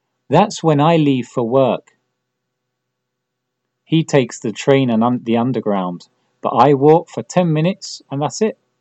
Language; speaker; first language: English; native; English